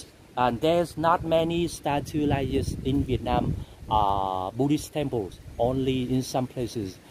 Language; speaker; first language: English; non-native, local second language; Vietnamese